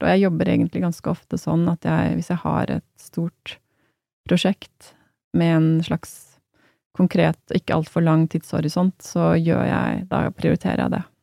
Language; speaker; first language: Norwegian; native; Norwegian